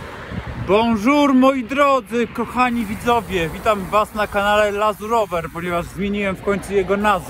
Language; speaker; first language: Polish; native; Polish